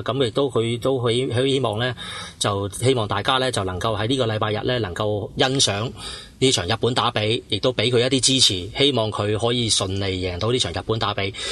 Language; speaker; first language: Cantonese; native; Cantonese